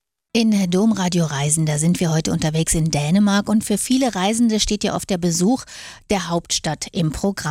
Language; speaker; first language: German; native; German